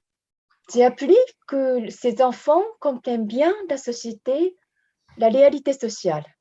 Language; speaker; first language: French; non-native, fluent; Japanese